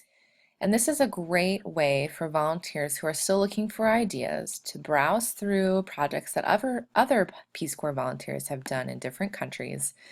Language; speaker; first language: English; native; English